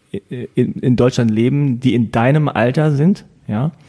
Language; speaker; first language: German; early bilingual, other home language; Persian